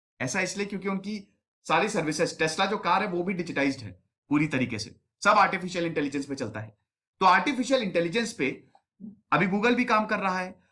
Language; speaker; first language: Hindi; native; Hindi